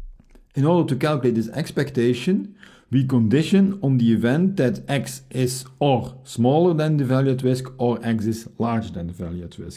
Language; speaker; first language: English; non-native, fluent; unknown